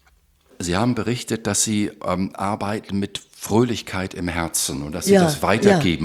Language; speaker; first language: German; native; German